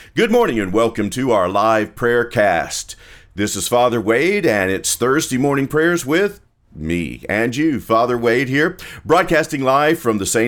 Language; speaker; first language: English; native; English